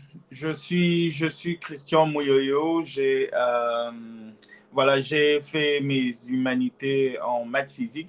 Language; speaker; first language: French; non-native, local second language; Lingala